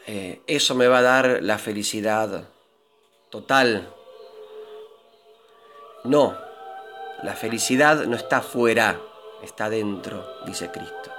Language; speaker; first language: Spanish; native; Spanish